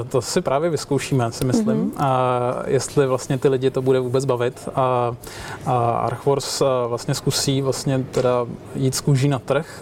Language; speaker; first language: Czech; native; Czech